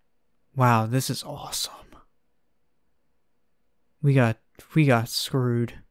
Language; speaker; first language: English; native; English